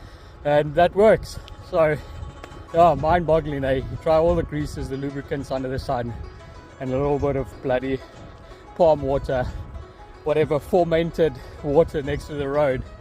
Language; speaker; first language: English; native; English